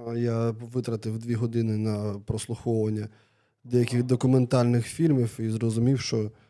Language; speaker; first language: Ukrainian; non-native, local second language; Russian